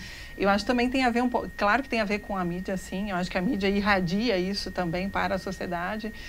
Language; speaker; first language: Portuguese; native; Portuguese